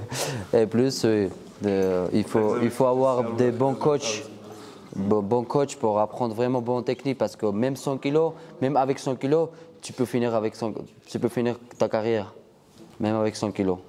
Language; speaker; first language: French; non-native, learner; Georgian